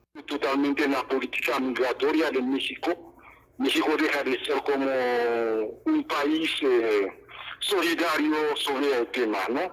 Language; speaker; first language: Spanish; non-native, fluent; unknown